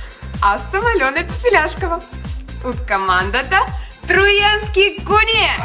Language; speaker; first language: Bulgarian; early bilingual, heritage; Bulgarian